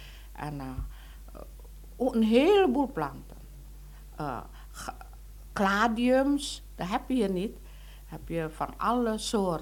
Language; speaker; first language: Dutch; non-native, local second language; Indonesian